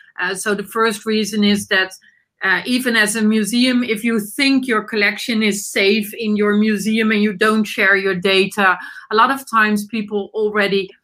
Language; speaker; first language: English; non-native, fluent; Dutch